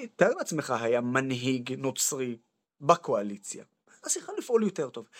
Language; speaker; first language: Hebrew; non-native, local second language; Arabic